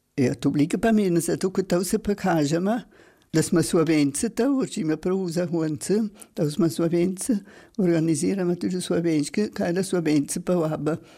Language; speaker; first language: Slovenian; native; Slovenian